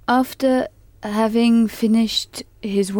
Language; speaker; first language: English; non-native, learner; French